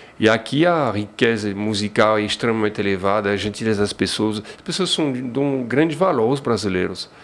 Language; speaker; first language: Portuguese; non-native, fluent; French